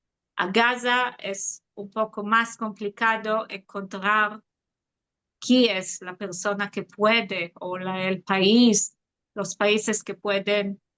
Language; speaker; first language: Spanish; non-native, fluent; Hebrew